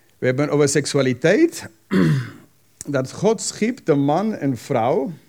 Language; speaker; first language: Dutch; non-native, fluent; English